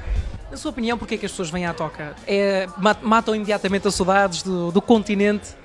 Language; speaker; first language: Portuguese; native; Portuguese